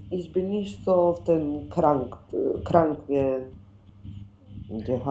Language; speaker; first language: German; non-native, learner; Macedonian